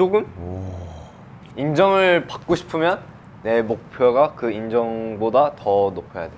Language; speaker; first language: Korean; non-native, fluent; English